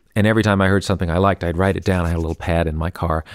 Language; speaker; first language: English; native; English